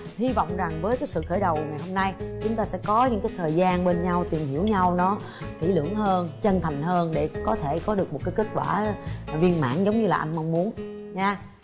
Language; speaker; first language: Vietnamese; native; Vietnamese